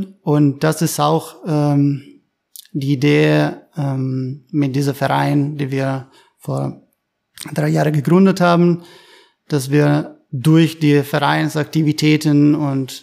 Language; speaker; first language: German; non-native, fluent; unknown